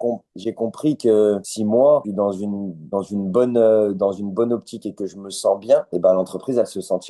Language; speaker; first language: French; native; French